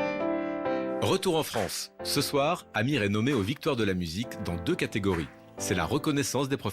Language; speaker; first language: French; native; French